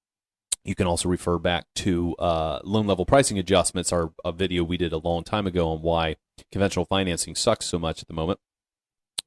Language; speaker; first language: English; native; English